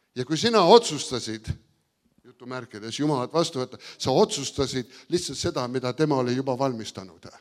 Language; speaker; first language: Estonian; early bilingual, heritage; Estonian